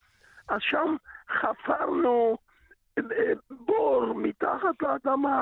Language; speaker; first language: Hebrew; early bilingual, other home language; Yiddish